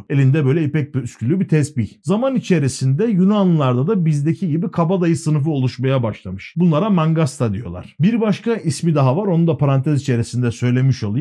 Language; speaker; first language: Turkish; native; Turkish